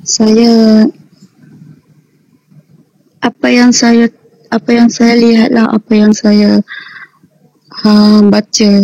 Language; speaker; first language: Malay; non-native, local second language; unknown